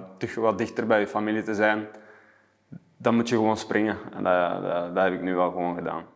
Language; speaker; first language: Dutch; native; Dutch